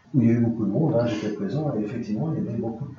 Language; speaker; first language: French; native; French